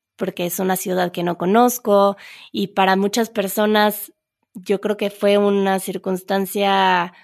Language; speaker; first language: Spanish; native; Spanish